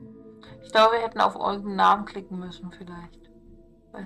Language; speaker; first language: German; native; German